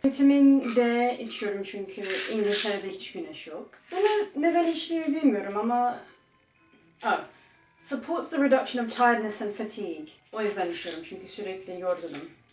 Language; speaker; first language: Turkish; early bilingual, heritage; Turkish